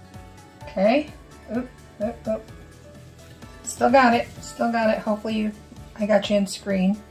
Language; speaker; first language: English; native; English